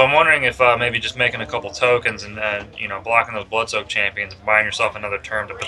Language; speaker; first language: English; native; English